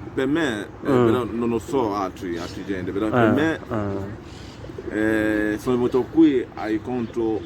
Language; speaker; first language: Italian; non-native, learner; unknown